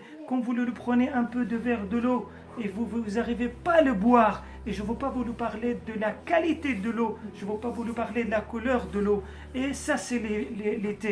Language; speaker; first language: French; non-native, fluent; Arabic